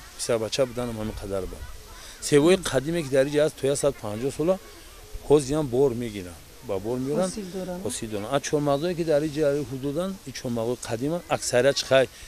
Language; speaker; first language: Tajik; native; Tajik